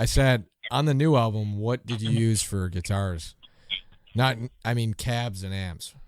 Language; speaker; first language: English; native; English